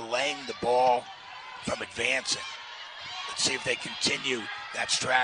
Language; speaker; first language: English; native; English